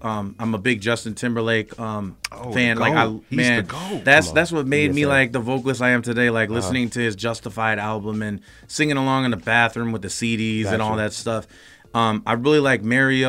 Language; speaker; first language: English; native; English